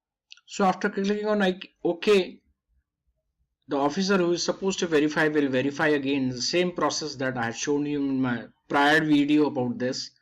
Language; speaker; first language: English; non-native, local second language; Hindi